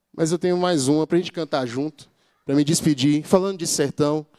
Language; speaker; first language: Portuguese; native; Portuguese